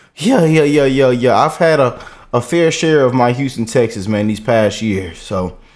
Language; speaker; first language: English; native; English